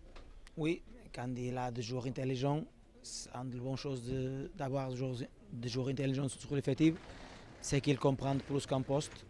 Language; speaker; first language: French; non-native, learner; Portuguese